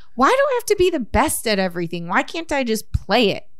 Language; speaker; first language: English; native; English